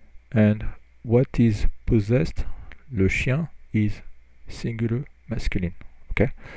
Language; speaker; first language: English; non-native, fluent; French